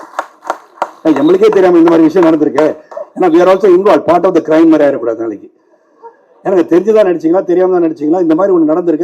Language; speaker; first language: Tamil; native; Tamil